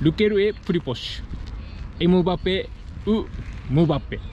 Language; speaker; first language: French; non-native, learner; Japanese